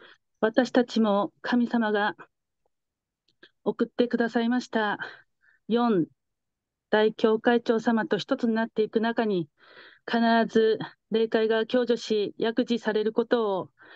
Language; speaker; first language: Japanese; native; Japanese